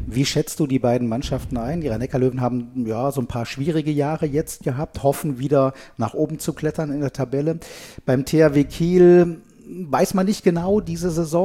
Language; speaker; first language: German; native; German